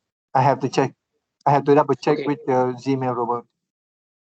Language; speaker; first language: English; non-native, learner; Vietnamese